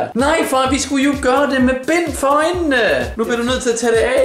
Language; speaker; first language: Danish; native; Danish